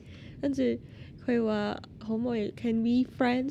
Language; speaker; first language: Cantonese; non-native, fluent; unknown